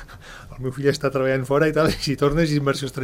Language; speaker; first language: Catalan; native; Catalan